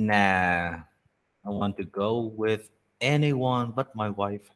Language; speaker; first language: English; non-native, learner; Vietnamese